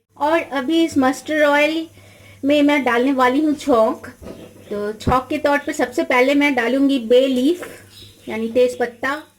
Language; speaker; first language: Hindi; non-native, local second language; Bangla